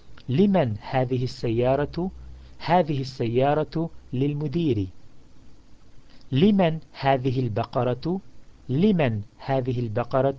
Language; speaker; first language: Arabic; non-native, fluent; English